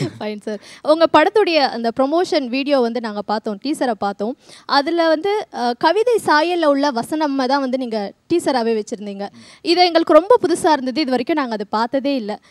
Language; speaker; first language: Tamil; native; Tamil